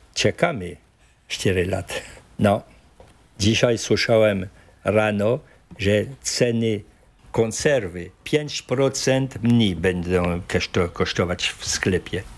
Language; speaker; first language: Polish; early bilingual, heritage; Polish